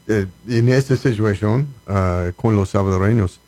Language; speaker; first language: Spanish; non-native, learner; English